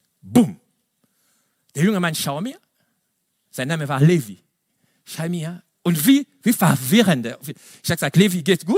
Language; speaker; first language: German; non-native, fluent; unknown